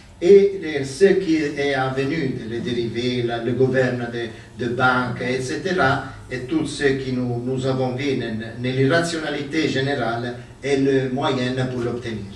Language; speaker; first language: French; non-native, learner; Italian